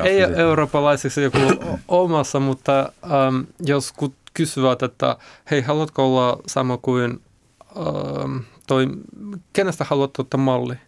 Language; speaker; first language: Finnish; non-native, learner; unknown